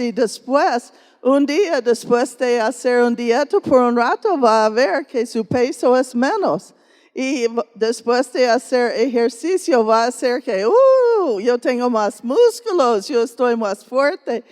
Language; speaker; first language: Spanish; non-native, fluent; English